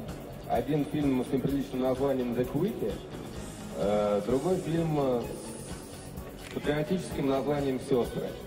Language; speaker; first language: Russian; native; Russian